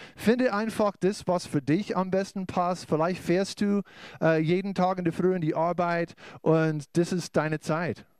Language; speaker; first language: German; non-native, fluent; English